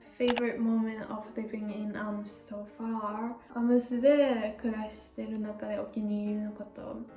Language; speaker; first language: Japanese; native; Japanese